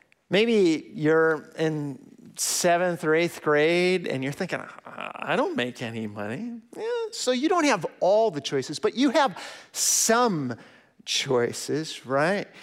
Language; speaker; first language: English; native; English